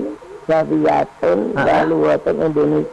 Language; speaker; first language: Arabic; non-native, learner; Indonesian